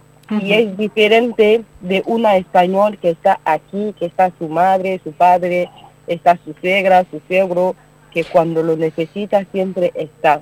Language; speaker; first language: Spanish; non-native, learner; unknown